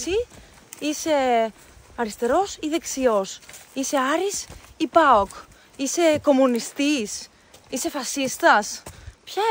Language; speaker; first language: Greek; native; Greek